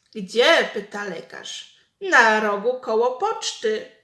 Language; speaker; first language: Polish; native; Polish